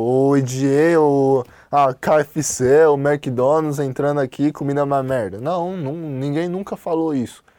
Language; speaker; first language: Portuguese; non-native, fluent; Chinese